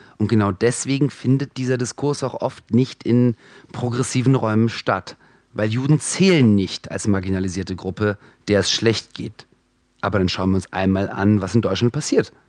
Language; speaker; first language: German; early bilingual, other home language; Russian